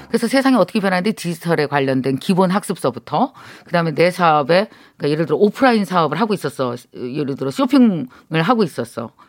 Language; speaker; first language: Korean; native; Korean